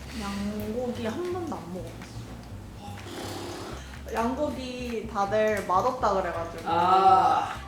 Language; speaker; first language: Korean; native; Korean